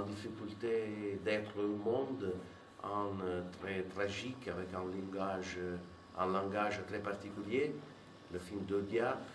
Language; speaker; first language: French; non-native, fluent; Italian